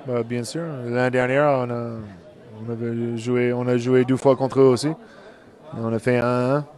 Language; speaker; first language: French; non-native, fluent; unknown